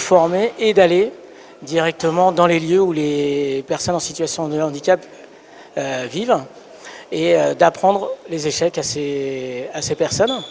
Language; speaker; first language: French; native; French